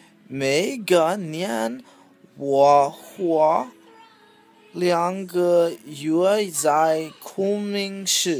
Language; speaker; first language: Chinese; non-native, learner; English